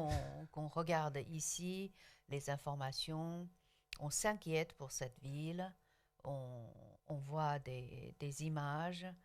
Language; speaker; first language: French; non-native, local second language; Chinese